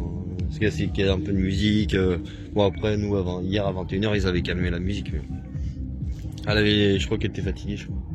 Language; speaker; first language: French; native; French